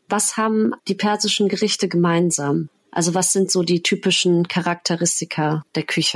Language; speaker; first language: German; native; German